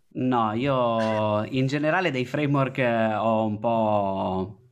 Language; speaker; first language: Italian; native; Italian